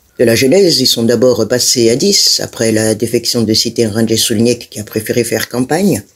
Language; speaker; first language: French; non-native, local second language; Malagasy